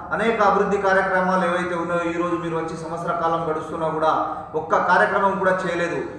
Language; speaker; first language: Telugu; non-native, local second language; Lambadi